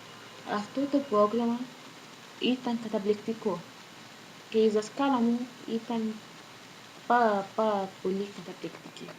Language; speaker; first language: Greek; non-native, learner; Arabic